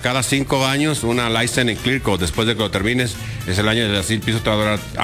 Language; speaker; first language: Spanish; native; Spanish